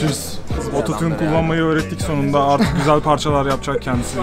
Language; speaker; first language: Turkish; native; Turkish